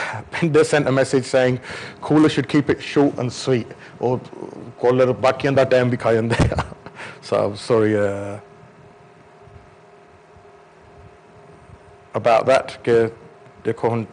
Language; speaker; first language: English; early bilingual, other home language; Punjabi